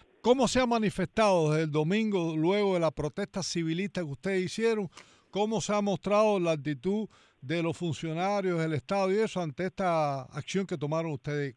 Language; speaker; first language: Spanish; native; Spanish